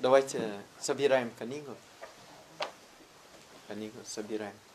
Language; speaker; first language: Russian; non-native, learner; Thai